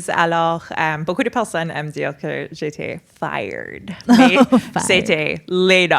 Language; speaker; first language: French; non-native, fluent; English